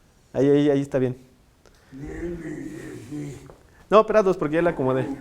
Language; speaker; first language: Spanish; native; Spanish